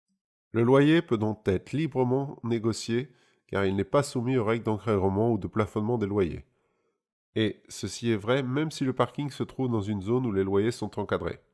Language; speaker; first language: French; native; French